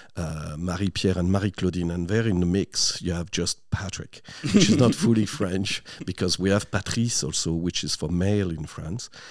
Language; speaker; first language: English; non-native, fluent; French